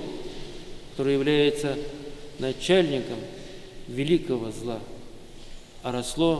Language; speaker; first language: Russian; native; Russian